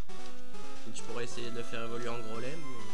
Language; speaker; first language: French; native; French